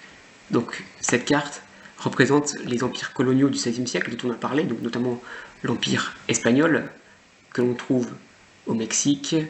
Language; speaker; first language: French; native; French